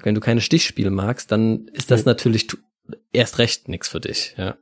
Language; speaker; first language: German; native; German